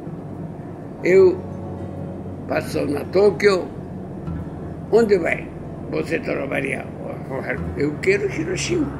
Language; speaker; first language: Portuguese; non-native, learner; Japanese